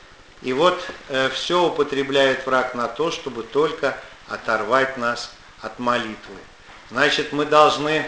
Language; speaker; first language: Russian; native; Russian